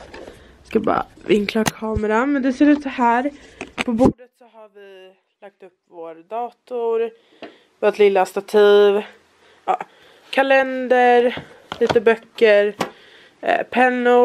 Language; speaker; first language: Swedish; native; Swedish